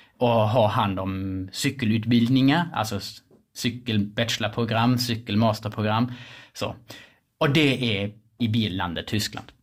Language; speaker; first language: Swedish; non-native, fluent; German